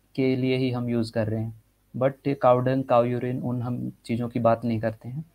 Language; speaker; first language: Hindi; native; Hindi